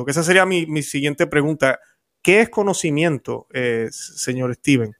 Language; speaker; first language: Spanish; native; Spanish